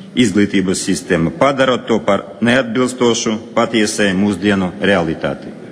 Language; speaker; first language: Latvian; non-native, local second language; Russian